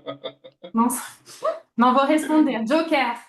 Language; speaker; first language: Portuguese; non-native, fluent; French